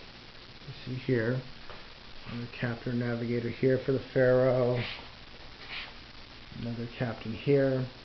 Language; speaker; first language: English; native; English